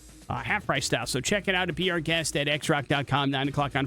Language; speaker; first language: English; native; English